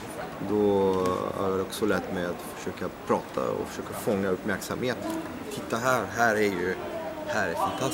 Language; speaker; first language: Swedish; non-native, fluent; French